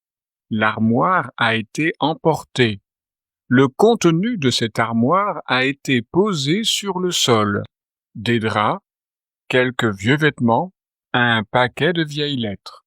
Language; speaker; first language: French; native; French